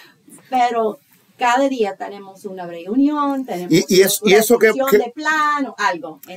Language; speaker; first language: Spanish; non-native, fluent; English